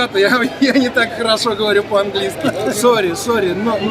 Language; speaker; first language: Russian; non-native, learner; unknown